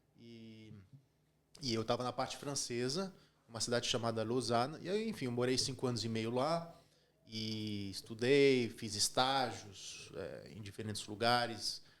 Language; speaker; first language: Portuguese; early bilingual, heritage; Portuguese